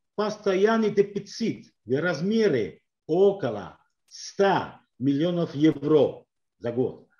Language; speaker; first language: Russian; non-native, learner; French